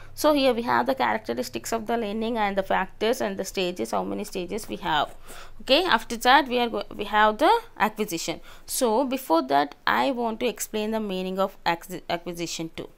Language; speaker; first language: English; non-native, local second language; Telugu